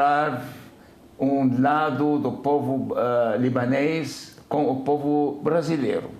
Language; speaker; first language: Portuguese; non-native, fluent; Arabic